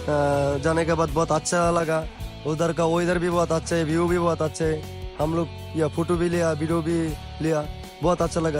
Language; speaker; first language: Hindi; non-native, fluent; Bangla